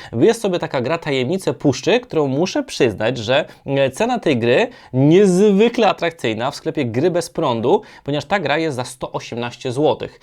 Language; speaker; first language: Polish; native; Polish